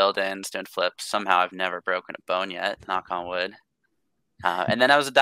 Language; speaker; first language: English; native; English